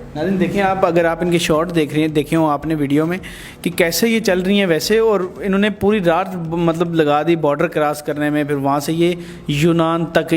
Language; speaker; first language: Urdu; native; Urdu